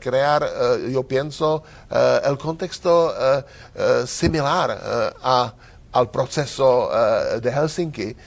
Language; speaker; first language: Spanish; non-native, learner; Czech